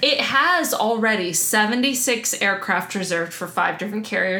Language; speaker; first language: English; native; English